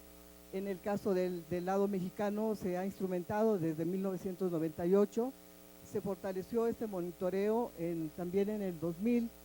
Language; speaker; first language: Spanish; native; Spanish